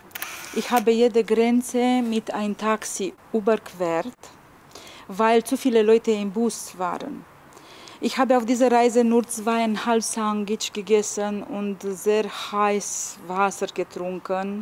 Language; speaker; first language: German; non-native, learner; Romanian